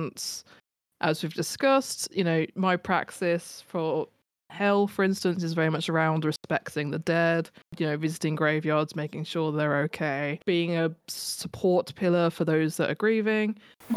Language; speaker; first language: English; native; English